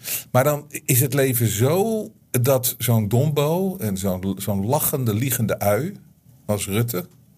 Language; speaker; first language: Dutch; native; Dutch